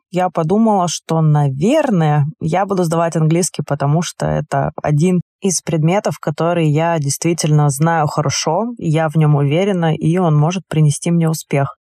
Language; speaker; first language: Russian; native; Russian